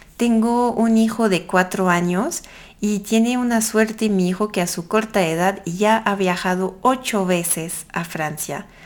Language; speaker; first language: Spanish; non-native, fluent; French